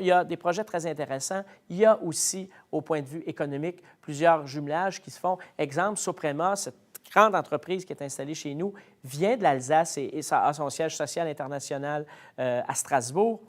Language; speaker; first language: French; native; French